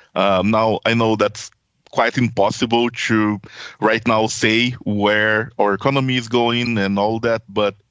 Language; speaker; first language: English; non-native, fluent; Portuguese